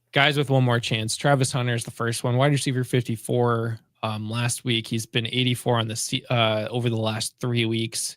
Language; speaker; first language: English; native; English